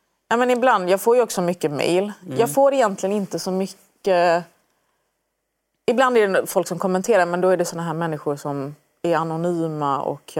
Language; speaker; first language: Swedish; early bilingual, other home language; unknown